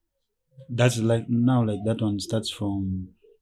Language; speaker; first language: English; non-native, local second language; Ganda